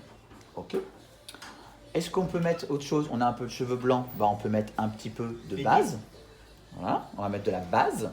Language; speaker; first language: French; native; French